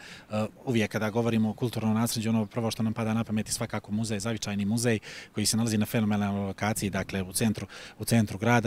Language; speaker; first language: Croatian; native; Croatian